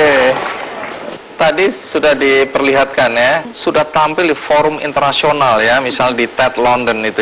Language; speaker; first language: Indonesian; native; Indonesian